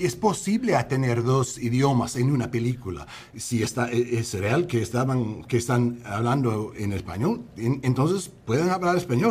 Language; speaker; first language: Spanish; non-native, learner; English